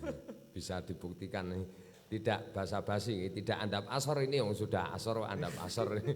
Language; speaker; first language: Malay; non-native, local second language; Javanese